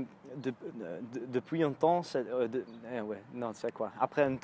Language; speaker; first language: French; non-native, learner; Dutch